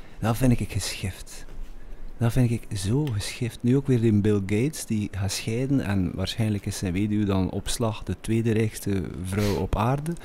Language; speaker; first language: Dutch; native; Dutch